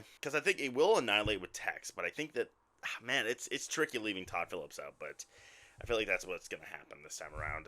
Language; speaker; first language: English; native; English